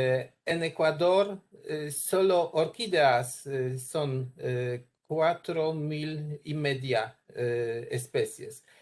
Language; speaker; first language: Spanish; non-native, learner; Polish